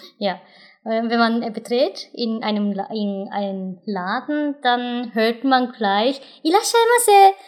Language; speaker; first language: German; non-native, fluent; Japanese